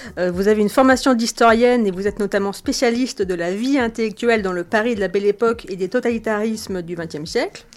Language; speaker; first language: French; native; French